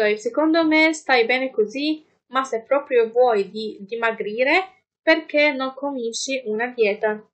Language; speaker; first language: Italian; non-native, fluent; Arabic